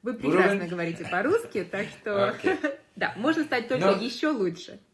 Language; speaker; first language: Russian; native; Russian